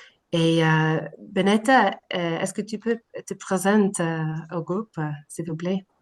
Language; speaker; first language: French; non-native, learner; English